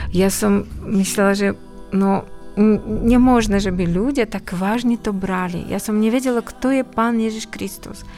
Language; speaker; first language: Slovak; non-native, fluent; Uzbek